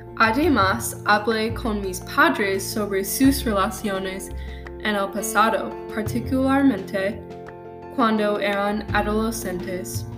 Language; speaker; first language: Spanish; non-native, learner; English